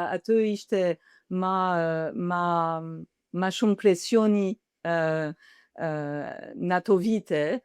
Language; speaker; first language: Albanian; early bilingual, heritage; Albanian